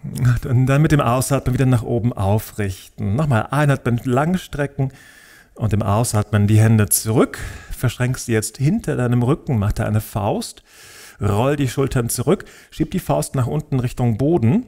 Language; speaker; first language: German; native; German